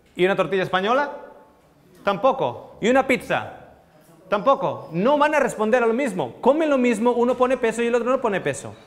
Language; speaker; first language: Spanish; native; Spanish